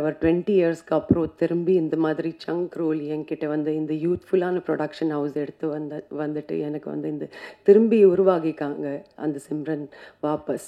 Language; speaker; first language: Tamil; non-native, fluent; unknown